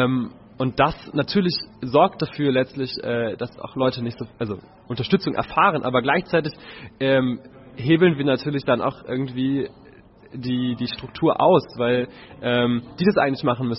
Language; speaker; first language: German; native; German